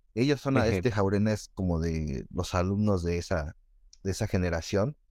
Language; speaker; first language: Spanish; native; Spanish